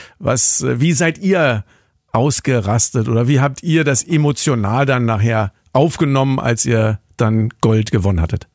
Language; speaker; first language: German; native; German